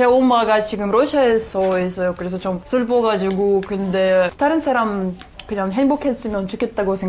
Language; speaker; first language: Korean; non-native, learner; Russian